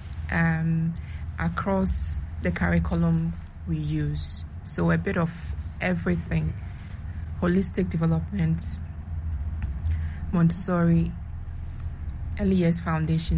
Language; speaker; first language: English; non-native, local second language; Akan